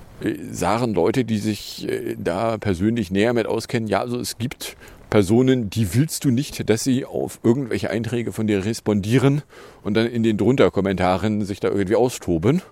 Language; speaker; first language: German; native; German